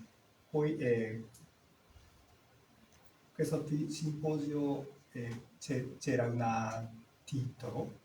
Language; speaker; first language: Italian; non-native, learner; Japanese